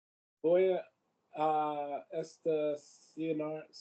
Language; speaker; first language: Spanish; non-native, learner; English